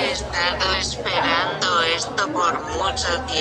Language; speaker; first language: Spanish; native; Spanish